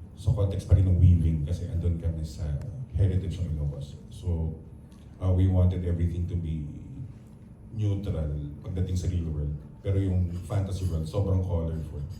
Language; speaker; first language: Filipino; native; Filipino